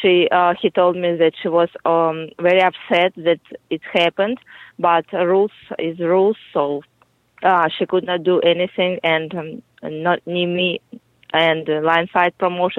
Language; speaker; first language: English; non-native, fluent; Russian